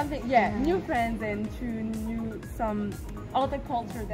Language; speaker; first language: English; non-native, fluent; French